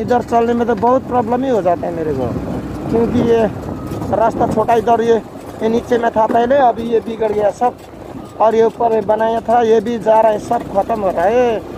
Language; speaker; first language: Hindi; non-native, learner; Nepali